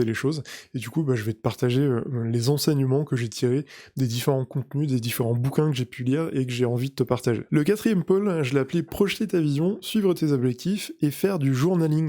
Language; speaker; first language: French; native; French